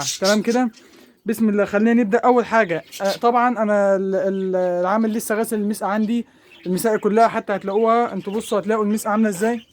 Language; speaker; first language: Arabic; native; Arabic